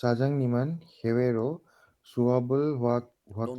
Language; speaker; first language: Korean; non-native, learner; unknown